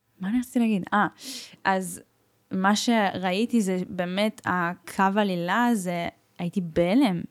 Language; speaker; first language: Hebrew; early bilingual, other home language; Russian